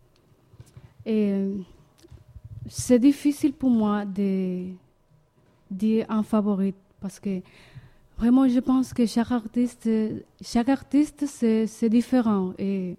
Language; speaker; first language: French; non-native, learner; Spanish